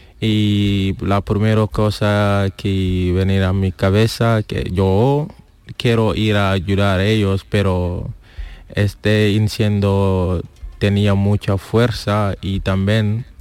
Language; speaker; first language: Spanish; non-native, learner; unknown